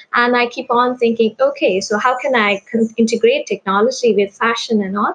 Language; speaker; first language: English; non-native, local second language; Sinhala